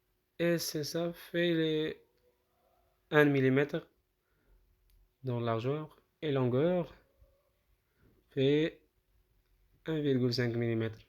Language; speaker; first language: French; non-native, local second language; Arabic